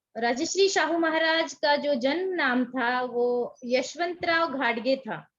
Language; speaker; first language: Hindi; non-native, local second language; Marathi